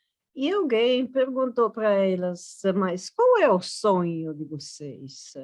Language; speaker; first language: Portuguese; non-native, fluent; Italian